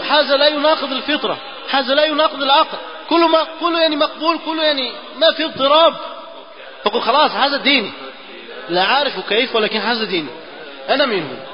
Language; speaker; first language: Arabic; non-native, fluent; Portuguese